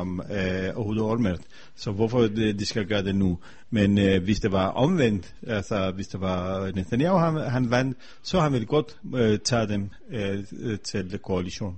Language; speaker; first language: Danish; non-native, fluent; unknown